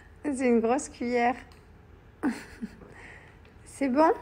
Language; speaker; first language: French; native; French